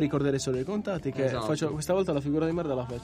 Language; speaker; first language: Italian; native; Italian